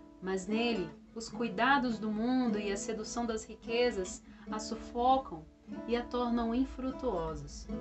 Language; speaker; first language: Portuguese; native; Portuguese